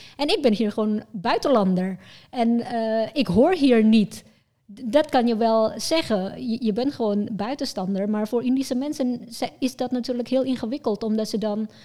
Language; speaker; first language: Dutch; non-native, fluent; Indonesian